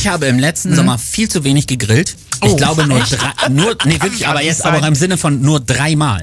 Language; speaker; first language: German; native; German